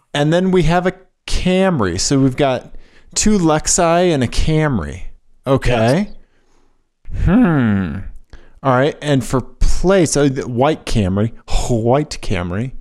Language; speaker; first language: English; native; English